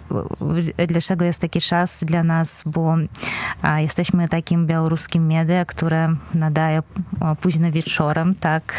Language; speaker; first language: Polish; non-native, fluent; Belarusian